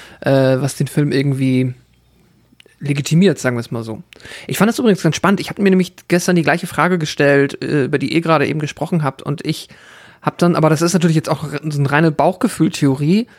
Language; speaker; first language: German; native; German